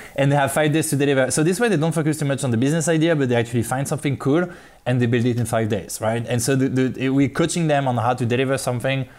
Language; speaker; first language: English; non-native, fluent; French